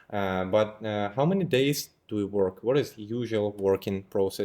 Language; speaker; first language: English; non-native, fluent; Russian